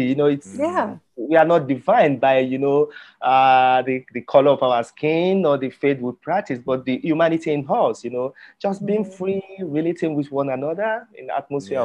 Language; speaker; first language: English; non-native, local second language; Yoruba